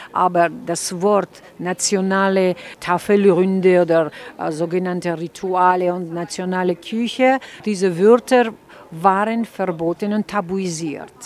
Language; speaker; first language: German; non-native, fluent; Georgian